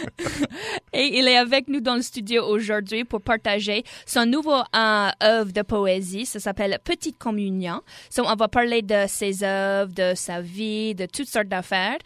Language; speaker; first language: French; native; French